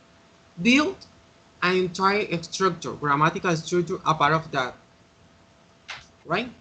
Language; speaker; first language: English; non-native, fluent; Spanish